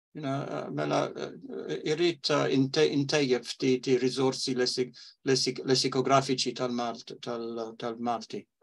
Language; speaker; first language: Maltese; early bilingual, heritage; Maltese